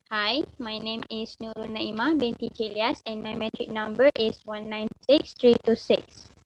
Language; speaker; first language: English; non-native, local second language; Malay